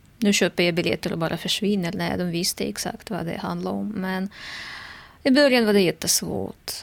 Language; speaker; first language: Swedish; non-native, fluent; Russian